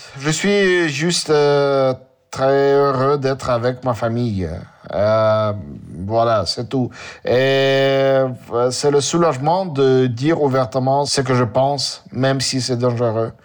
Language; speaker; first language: French; non-native, learner; Russian